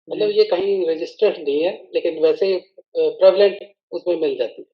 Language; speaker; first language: Hindi; non-native, local second language; Punjabi